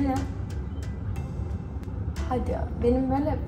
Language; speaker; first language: Turkish; early bilingual, heritage; Turkish